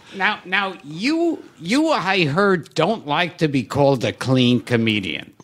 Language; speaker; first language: English; native; English